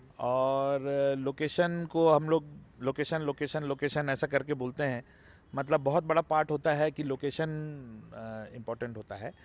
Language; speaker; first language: Hindi; non-native, local second language; Tamil